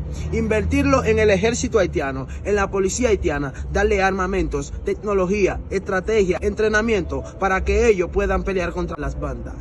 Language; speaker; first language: Spanish; non-native, fluent; Haitian Creole